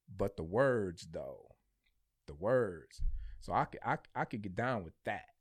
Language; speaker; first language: English; native; English